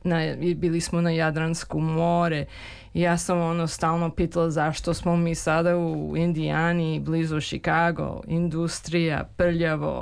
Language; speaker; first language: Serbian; early bilingual, heritage; English